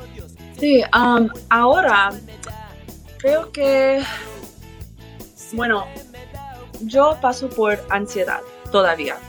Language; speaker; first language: Spanish; early bilingual, heritage; English